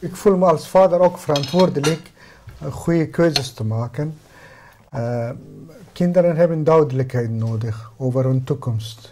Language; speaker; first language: Dutch; non-native, fluent; Persian